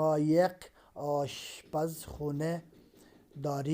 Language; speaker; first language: Persian; non-native, fluent; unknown